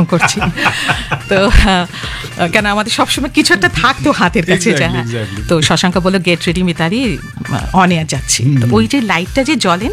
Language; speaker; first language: Bangla; non-native, local second language; Hindi